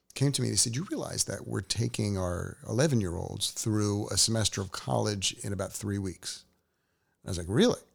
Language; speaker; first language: English; native; English